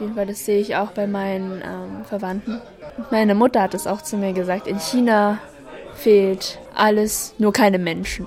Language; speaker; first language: German; early bilingual, other home language; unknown